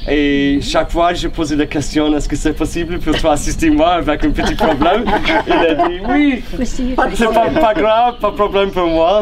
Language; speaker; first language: French; non-native, learner; English